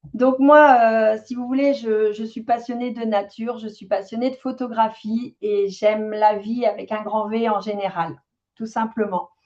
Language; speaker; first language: French; native; French